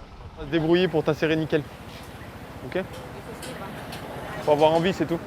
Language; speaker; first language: French; native; French